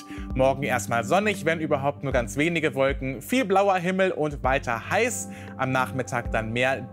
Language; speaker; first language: German; native; German